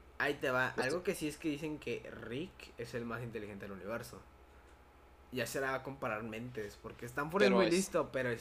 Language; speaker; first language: Spanish; native; Spanish